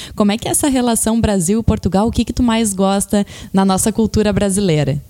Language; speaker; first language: Portuguese; native; Portuguese